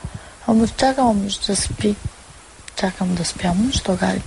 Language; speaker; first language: Bulgarian; non-native, local second language; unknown